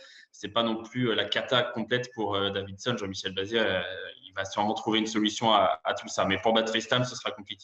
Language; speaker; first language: French; native; French